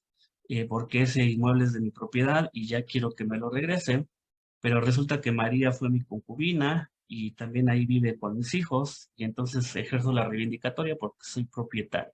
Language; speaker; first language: Spanish; native; Spanish